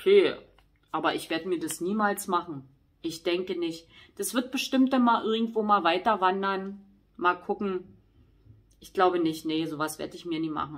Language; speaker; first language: German; native; German